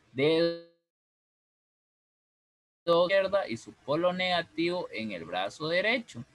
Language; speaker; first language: Spanish; native; Spanish